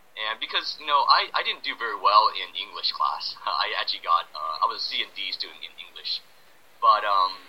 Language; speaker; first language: English; native; English